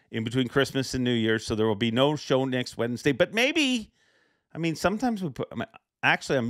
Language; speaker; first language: English; native; English